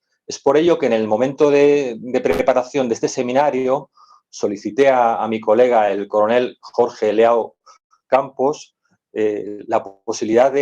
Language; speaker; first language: Spanish; native; Spanish